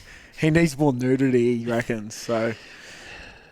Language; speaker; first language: English; native; English